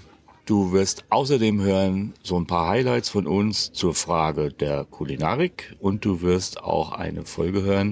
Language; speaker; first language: German; native; German